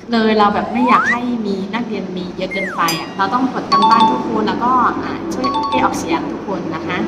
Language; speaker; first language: Thai; non-native, fluent; Chinese